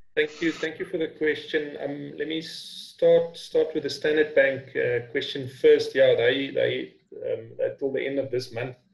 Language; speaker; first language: English; non-native, local second language; Afrikaans